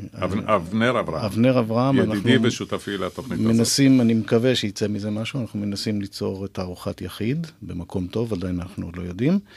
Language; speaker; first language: Hebrew; native; Hebrew